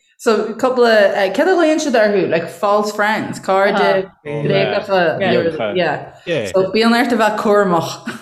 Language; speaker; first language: Irish; native; Irish